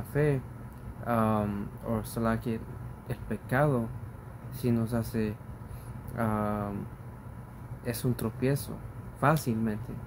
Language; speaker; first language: Spanish; early bilingual, heritage; Spanish